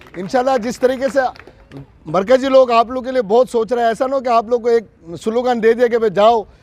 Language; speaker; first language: Urdu; non-native, local second language; Bangla